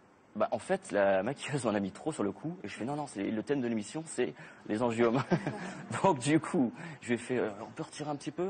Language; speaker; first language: French; native; French